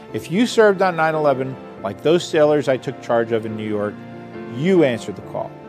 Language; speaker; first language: English; native; English